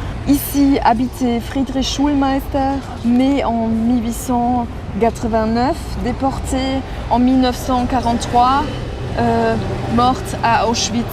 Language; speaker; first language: French; non-native, fluent; German